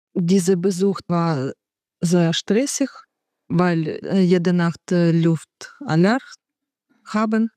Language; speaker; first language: German; non-native, learner; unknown